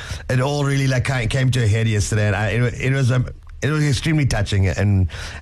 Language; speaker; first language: English; native; English